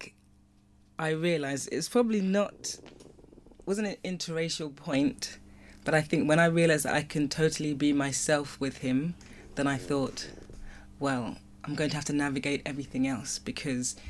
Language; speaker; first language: English; native; English